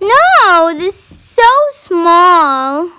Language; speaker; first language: English; non-native, learner; Arabic